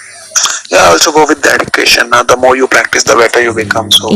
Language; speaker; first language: English; non-native, local second language; Hindi